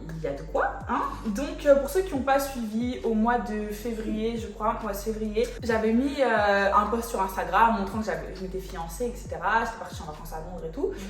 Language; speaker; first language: French; native; French